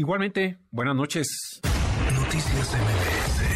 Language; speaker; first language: Spanish; native; Spanish